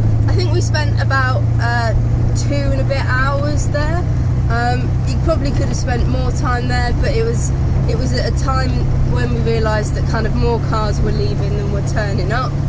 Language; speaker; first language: English; native; English